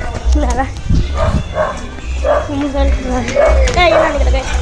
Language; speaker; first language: Spanish; native; Spanish